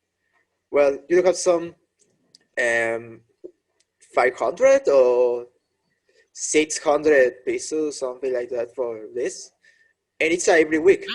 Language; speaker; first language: English; non-native, learner; Spanish